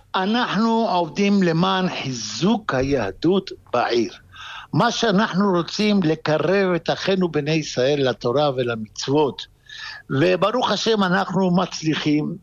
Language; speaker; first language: Hebrew; non-native, fluent; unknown